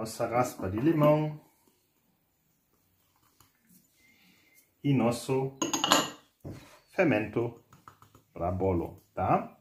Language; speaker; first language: Portuguese; non-native, fluent; German